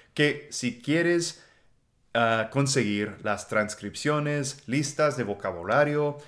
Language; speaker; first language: Spanish; non-native, fluent; English